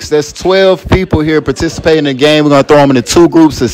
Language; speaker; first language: English; native; English